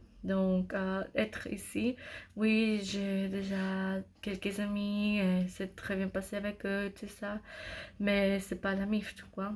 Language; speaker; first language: French; non-native, learner; English